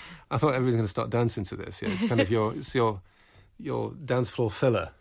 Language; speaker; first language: English; native; English